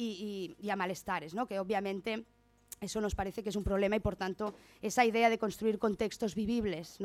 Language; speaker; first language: Spanish; native; Spanish